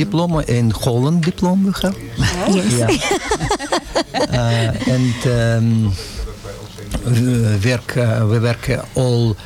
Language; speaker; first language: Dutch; non-native, learner; Russian